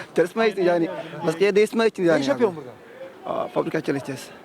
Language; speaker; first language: Turkish; non-native, learner; Wolof